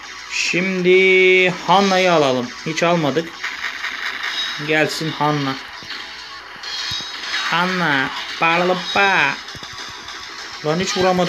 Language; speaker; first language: Turkish; native; Turkish